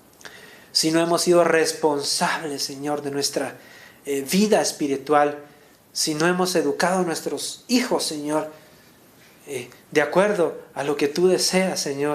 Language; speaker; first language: Spanish; native; Spanish